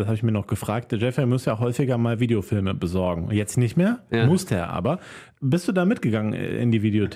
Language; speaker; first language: German; native; German